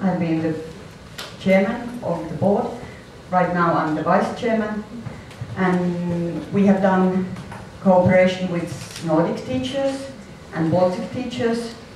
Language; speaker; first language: English; non-native, fluent; Finnish